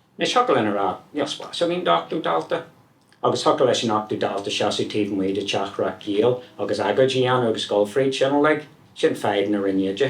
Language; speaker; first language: Irish; non-native, local second language; English